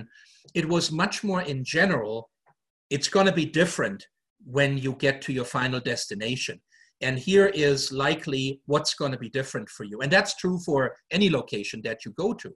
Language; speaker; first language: English; non-native, fluent; German